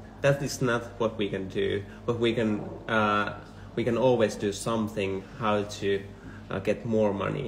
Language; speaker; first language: English; non-native, fluent; Finnish